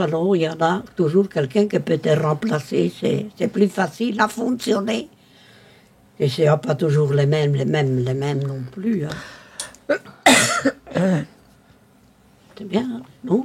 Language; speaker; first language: French; non-native, local second language; Spanish